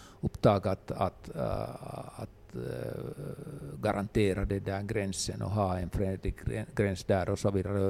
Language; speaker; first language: Swedish; non-native, local second language; Finnish